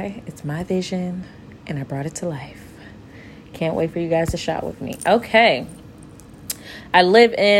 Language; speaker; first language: English; native; English